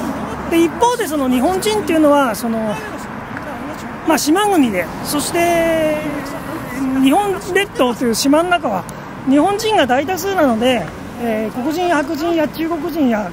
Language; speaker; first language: Japanese; native; Japanese